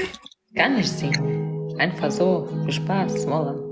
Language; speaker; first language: German; non-native, learner; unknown